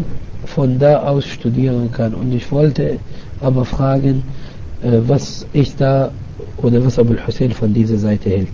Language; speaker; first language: German; non-native, fluent; Arabic